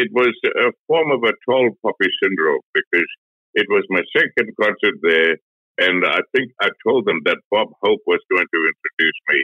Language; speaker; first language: English; non-native, local second language; Tamil